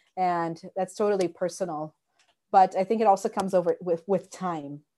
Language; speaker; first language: English; non-native, fluent; Portuguese